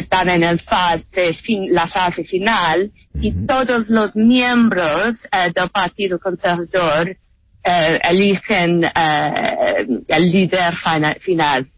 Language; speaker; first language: Spanish; non-native, fluent; English